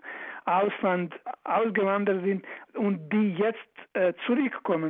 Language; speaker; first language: German; non-native, fluent; Croatian